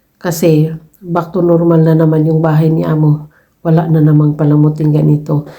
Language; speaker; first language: Filipino; native; Filipino